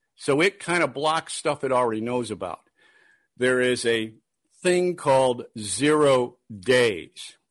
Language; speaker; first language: English; native; English